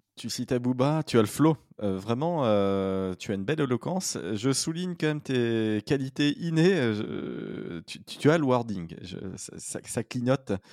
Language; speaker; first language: French; native; French